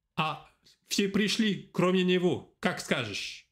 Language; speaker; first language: Russian; non-native, fluent; French